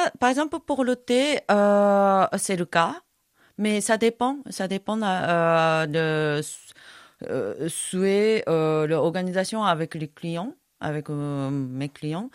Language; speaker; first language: French; non-native, fluent; Japanese